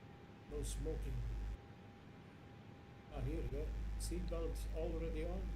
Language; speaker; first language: English; non-native, learner; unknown